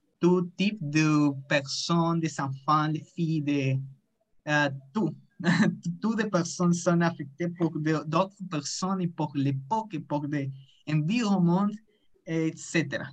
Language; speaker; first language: French; non-native, learner; Spanish